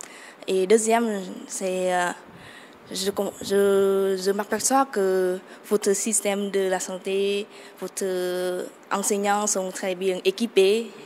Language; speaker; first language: French; non-native, fluent; Vietnamese